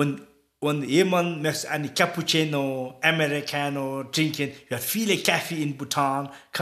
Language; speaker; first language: German; non-native, learner; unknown